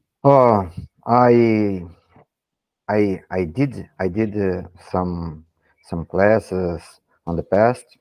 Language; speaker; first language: English; non-native, learner; Portuguese